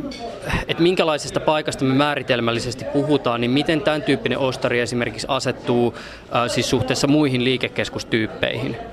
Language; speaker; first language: Finnish; native; Finnish